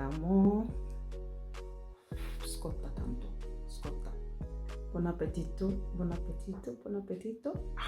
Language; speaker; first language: Italian; non-native, learner; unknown